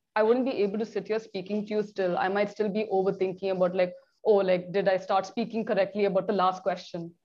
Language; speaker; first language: English; non-native, local second language; Malayalam